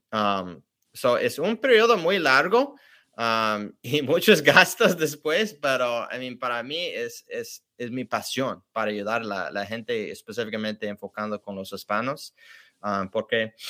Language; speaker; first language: Spanish; early bilingual, heritage; English